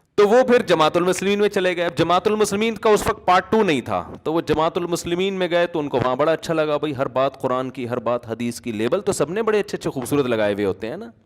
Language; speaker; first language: Urdu; native; Urdu